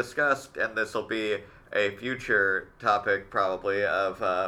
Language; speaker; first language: English; native; English